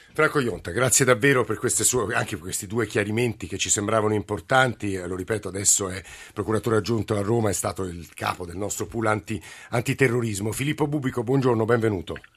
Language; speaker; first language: Italian; native; Italian